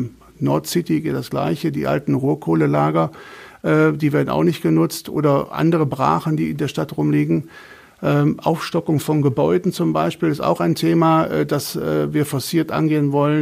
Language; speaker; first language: German; native; German